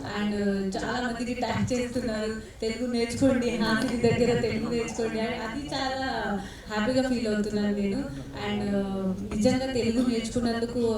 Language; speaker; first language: Telugu; non-native, learner; Marathi